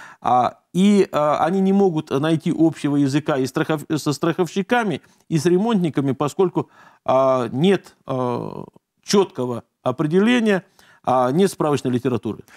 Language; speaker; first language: Russian; native; Russian